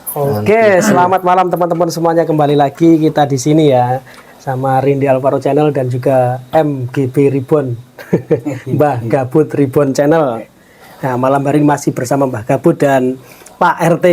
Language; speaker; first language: Indonesian; non-native, local second language; Javanese